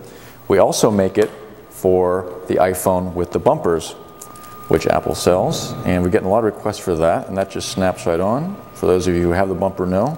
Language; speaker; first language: English; native; English